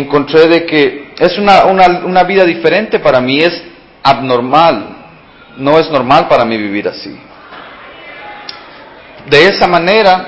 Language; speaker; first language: Spanish; early bilingual, heritage; Spanish